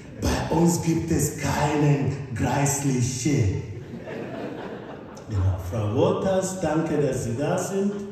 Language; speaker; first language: German; non-native, fluent; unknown